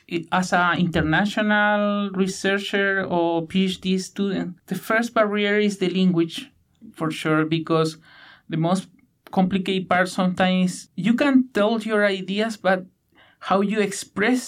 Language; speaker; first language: English; non-native, learner; Spanish